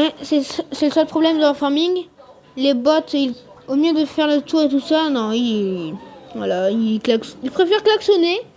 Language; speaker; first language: French; native; French